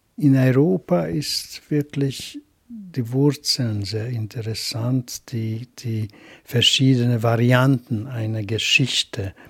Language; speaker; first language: German; non-native, fluent; Hungarian